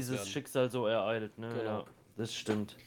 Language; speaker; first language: German; native; German